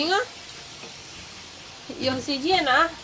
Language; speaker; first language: Chinese; non-native, learner; Indonesian